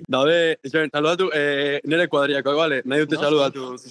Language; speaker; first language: Basque; native; Basque